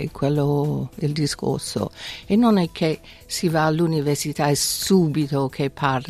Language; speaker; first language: Italian; non-native, fluent; English